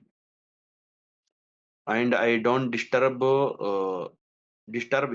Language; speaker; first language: English; non-native, learner; Hindi